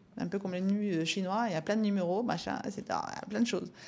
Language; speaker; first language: French; non-native, fluent; Norwegian